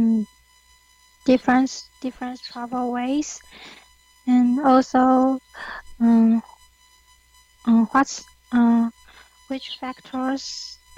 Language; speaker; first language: English; non-native, learner; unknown